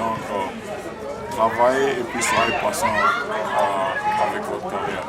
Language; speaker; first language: French; non-native, local second language; Swahili